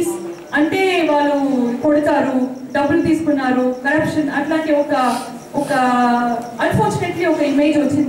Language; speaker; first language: Telugu; native; Telugu